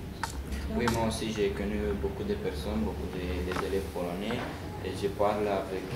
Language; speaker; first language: French; non-native, learner; Romanian